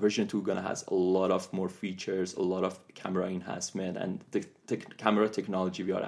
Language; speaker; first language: English; non-native, fluent; Persian